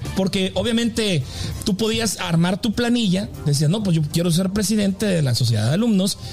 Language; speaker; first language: Spanish; native; Spanish